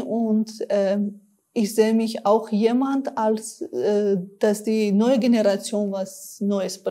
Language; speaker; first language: German; non-native, fluent; Armenian